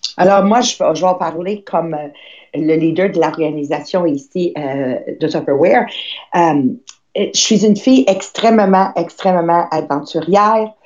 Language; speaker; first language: French; early bilingual, other home language; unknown